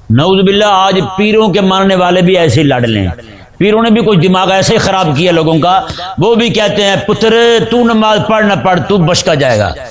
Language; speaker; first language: Urdu; non-native, local second language; Punjabi